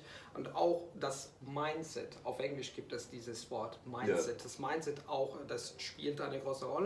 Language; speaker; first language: German; non-native, fluent; Italian